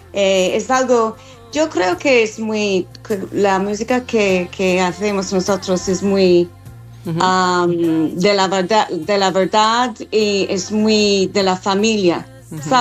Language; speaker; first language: Spanish; non-native, learner; English